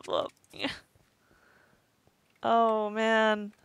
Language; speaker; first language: English; native; English